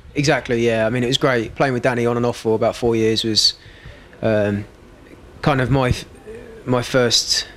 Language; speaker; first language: English; native; English